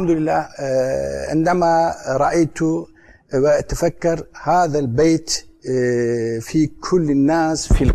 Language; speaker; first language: Arabic; non-native, learner; Turkish